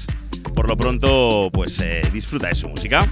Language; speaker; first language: Spanish; native; Spanish